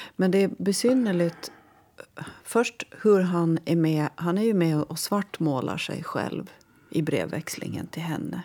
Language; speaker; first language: Swedish; native; Swedish